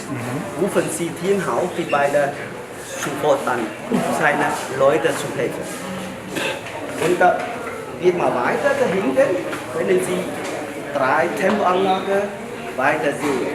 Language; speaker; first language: German; non-native, learner; Vietnamese